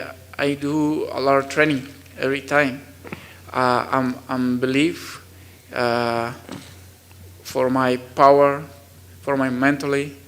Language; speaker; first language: English; non-native, learner; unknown